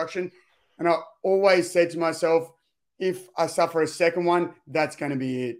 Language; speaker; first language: English; native; English